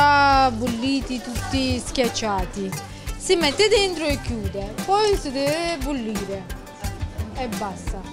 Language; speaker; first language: Italian; non-native, learner; Ukrainian